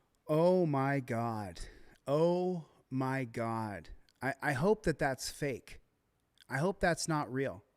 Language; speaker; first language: English; native; English